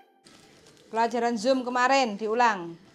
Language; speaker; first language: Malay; non-native, local second language; Javanese